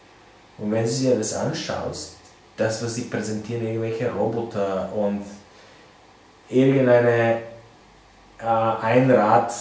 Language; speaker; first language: German; non-native, fluent; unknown